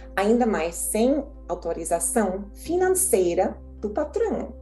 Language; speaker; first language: Portuguese; non-native, fluent; English